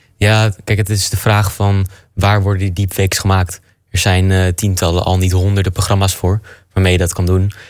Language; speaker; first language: Dutch; native; Dutch